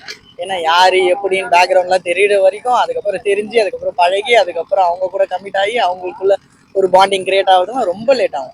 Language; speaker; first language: Tamil; native; Tamil